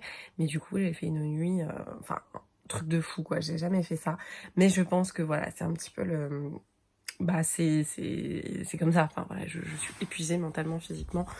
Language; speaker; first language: French; native; French